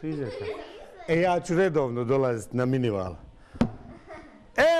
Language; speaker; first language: Bosnian; native; Bosnian